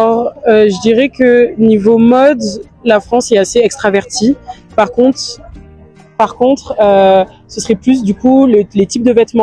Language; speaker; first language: French; native; French